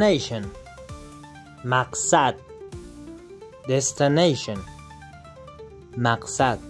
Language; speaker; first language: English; non-native, fluent; Persian